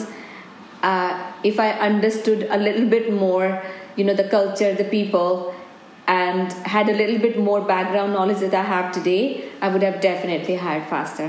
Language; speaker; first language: English; non-native, local second language; Hindi